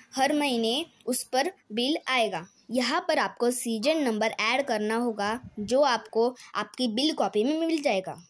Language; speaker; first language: Hindi; non-native, local second language; Marathi